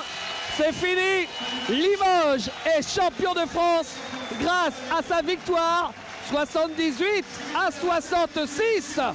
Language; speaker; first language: French; native; French